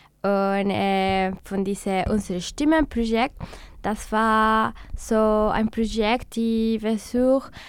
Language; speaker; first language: German; non-native, learner; Spanish